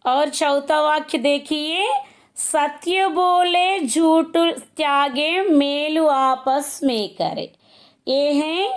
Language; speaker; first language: Hindi; non-native, local second language; Telugu